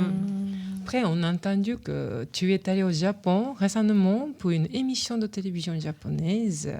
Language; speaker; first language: French; non-native, learner; Japanese